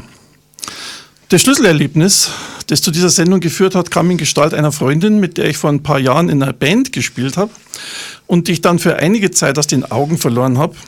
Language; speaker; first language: German; native; German